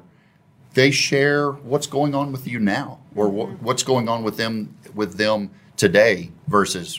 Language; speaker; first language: English; native; English